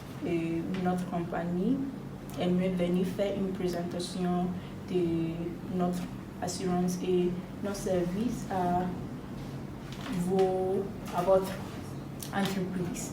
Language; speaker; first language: French; non-native, learner; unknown